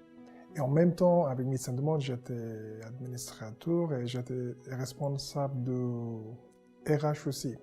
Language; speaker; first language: French; non-native, learner; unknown